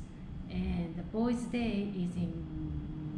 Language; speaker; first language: English; non-native, fluent; Japanese